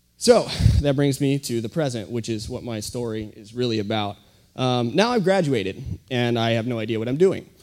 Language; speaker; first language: English; native; English